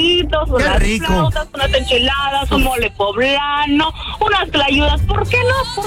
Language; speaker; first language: Spanish; early bilingual, heritage; Spanish